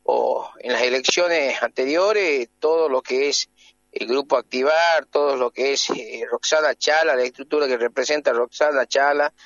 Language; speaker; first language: Spanish; native; Spanish